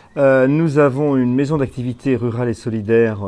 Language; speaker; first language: French; native; French